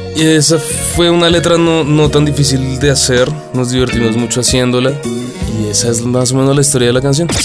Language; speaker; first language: Spanish; native; Spanish